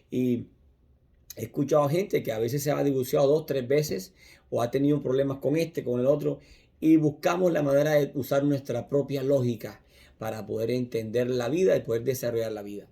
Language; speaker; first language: Spanish; native; Spanish